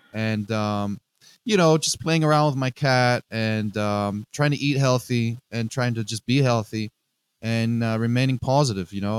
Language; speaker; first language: English; non-native, fluent; Greek